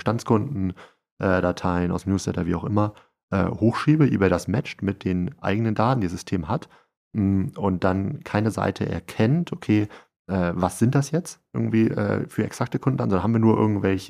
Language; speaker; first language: German; native; German